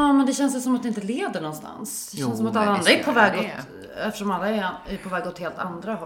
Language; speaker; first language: Swedish; native; Swedish